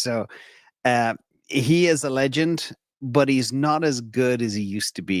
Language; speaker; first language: English; native; English